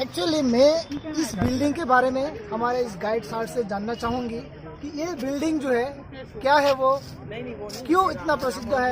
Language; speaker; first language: Hindi; non-native, local second language; Assamese